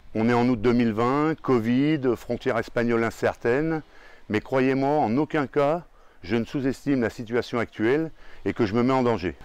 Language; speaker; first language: French; native; French